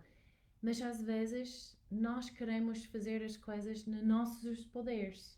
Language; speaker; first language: Portuguese; non-native, learner; English